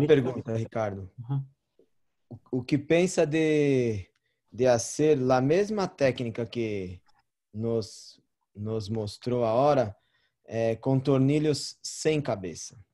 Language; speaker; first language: Spanish; non-native, learner; Portuguese